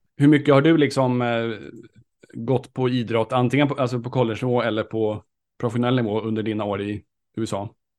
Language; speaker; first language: Swedish; native; Swedish